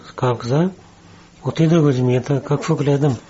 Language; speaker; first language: Bulgarian; non-native, learner; Urdu